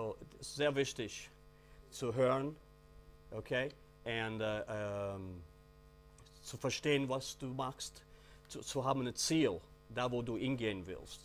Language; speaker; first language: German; non-native, learner; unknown